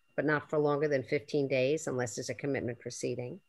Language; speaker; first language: English; native; English